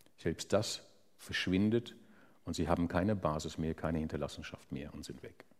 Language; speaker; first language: German; native; German